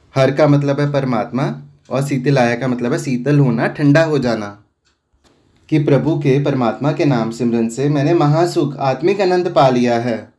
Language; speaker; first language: Hindi; non-native, local second language; Punjabi